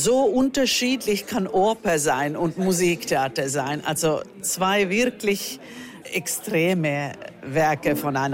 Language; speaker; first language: German; non-native, fluent; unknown